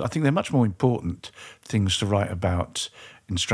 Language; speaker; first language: English; native; English